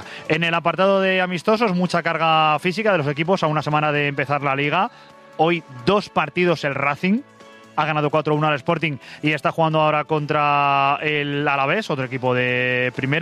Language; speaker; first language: Spanish; native; Spanish